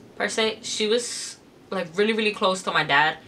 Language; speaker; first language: English; native; English